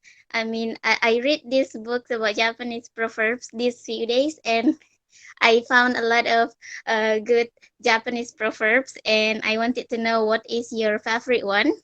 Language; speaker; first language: English; non-native, fluent; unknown